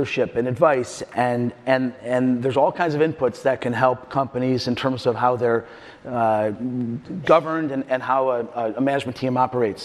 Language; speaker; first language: English; native; English